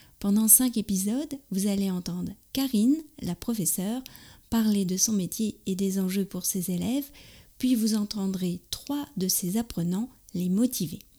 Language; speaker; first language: French; native; French